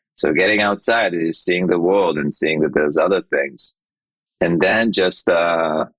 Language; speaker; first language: English; non-native, fluent; Hebrew